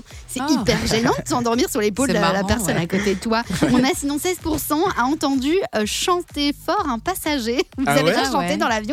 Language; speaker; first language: French; native; French